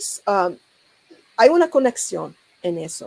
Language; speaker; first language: Spanish; non-native, learner; English